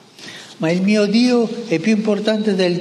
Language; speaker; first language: Italian; non-native, fluent; Spanish